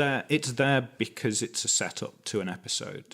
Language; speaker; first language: English; native; English